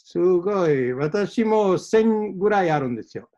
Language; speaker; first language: Japanese; non-native, fluent; Italian